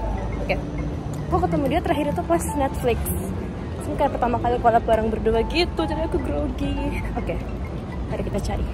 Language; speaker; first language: Indonesian; native; Indonesian